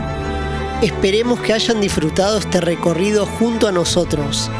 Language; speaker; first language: Spanish; native; Spanish